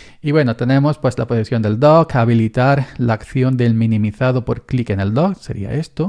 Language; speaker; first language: Spanish; native; Spanish